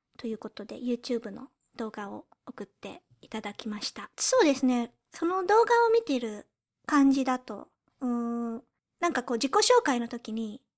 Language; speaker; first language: Japanese; early bilingual, heritage; Japanese